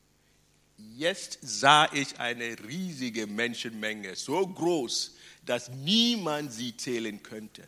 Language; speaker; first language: German; non-native, fluent; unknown